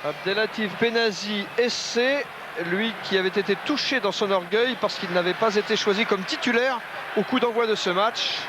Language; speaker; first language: French; native; French